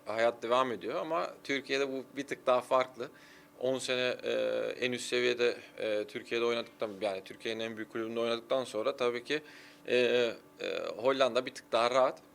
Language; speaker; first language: Turkish; early bilingual, heritage; Turkish